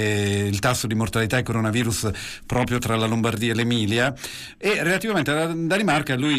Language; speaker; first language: Italian; native; Italian